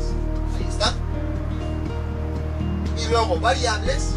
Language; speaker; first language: Spanish; native; Spanish